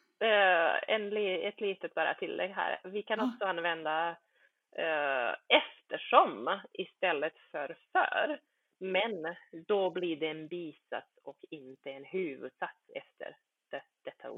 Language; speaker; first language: Swedish; early bilingual, other home language; Bosnian